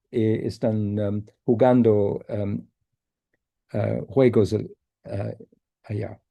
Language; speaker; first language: Spanish; non-native, fluent; English